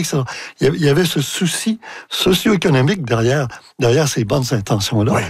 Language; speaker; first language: French; native; French